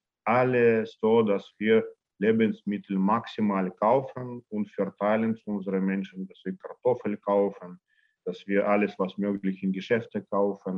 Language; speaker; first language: German; non-native, learner; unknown